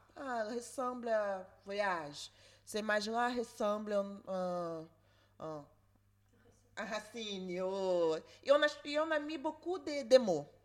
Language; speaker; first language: French; non-native, learner; Portuguese